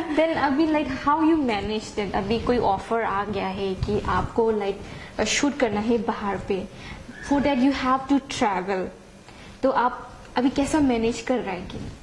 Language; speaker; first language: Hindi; non-native, local second language; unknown